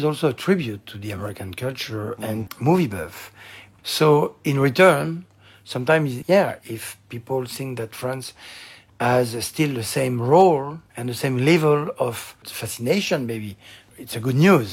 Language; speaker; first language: English; non-native, fluent; French